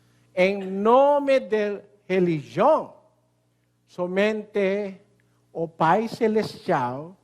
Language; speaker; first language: Portuguese; non-native, learner; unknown